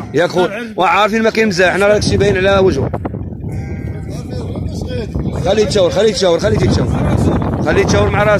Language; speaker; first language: Arabic; native; Arabic